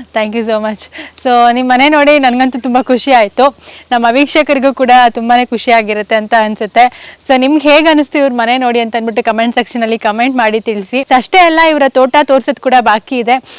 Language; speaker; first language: Kannada; native; Kannada